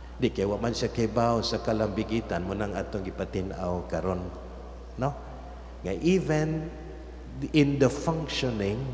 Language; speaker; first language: Cebuano; native; Cebuano